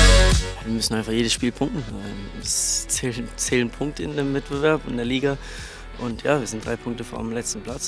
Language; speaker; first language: German; native; German